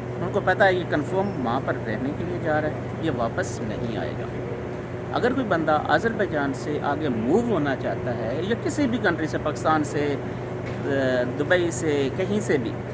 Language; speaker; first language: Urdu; non-native, local second language; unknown